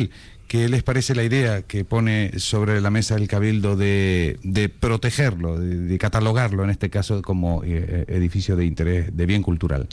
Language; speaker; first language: Spanish; native; Spanish